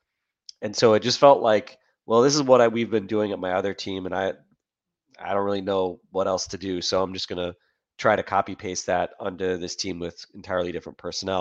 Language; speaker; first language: English; native; English